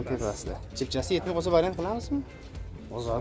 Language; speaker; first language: Turkish; non-native, learner; Uzbek